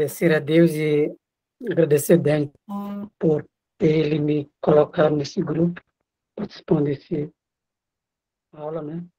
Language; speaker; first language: Portuguese; non-native, local second language; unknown